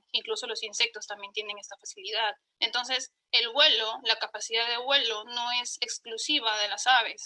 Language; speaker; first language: Spanish; native; Spanish